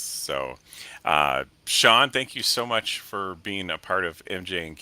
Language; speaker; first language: English; native; English